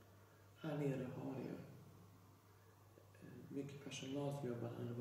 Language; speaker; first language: Swedish; native; Swedish